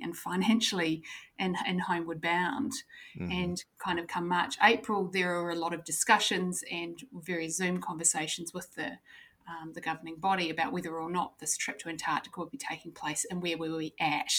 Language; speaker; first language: English; native; English